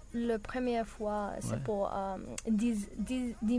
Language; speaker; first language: French; non-native, learner; English